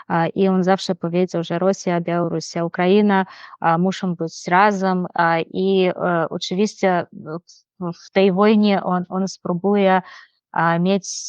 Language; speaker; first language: Polish; non-native, fluent; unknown